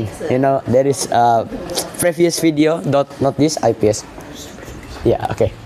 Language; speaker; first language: English; non-native, learner; Indonesian